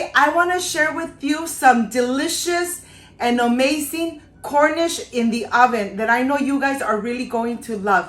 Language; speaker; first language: English; non-native, fluent; Spanish